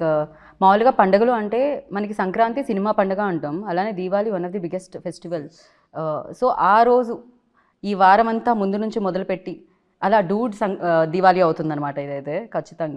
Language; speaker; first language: Telugu; native; Telugu